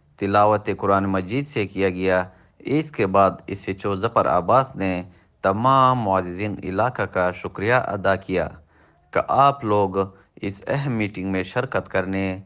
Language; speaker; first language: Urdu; non-native, local second language; Saraiki